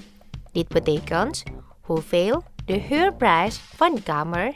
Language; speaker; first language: Dutch; non-native, fluent; Indonesian